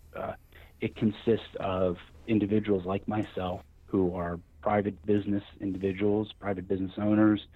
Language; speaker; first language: English; native; English